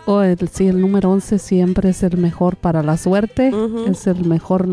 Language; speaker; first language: Spanish; native; Spanish